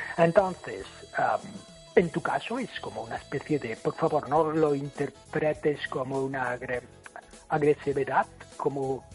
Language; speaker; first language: Spanish; non-native, fluent; English